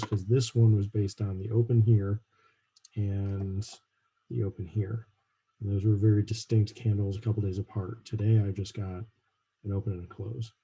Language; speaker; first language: English; native; English